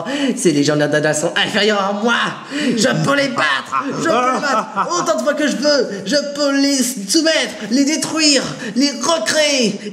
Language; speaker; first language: French; native; French